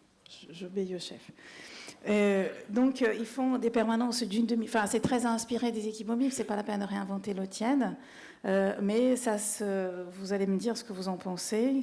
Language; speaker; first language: French; native; French